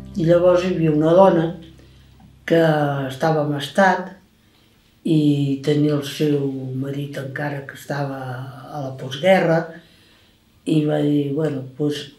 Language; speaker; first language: Catalan; native; Catalan